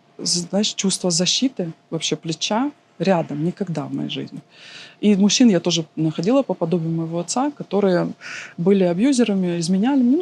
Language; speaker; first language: Russian; native; Russian